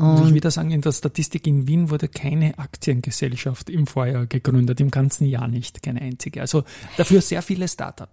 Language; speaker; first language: German; native; German